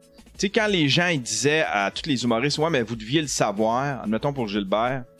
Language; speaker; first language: French; native; French